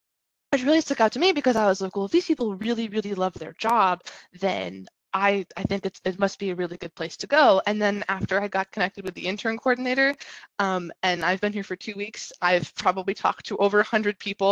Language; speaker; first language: English; native; English